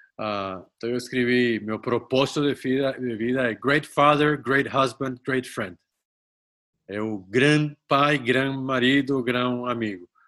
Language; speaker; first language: Portuguese; non-native, fluent; Spanish